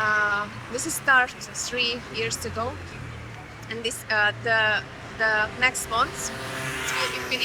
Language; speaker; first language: English; non-native, learner; Hungarian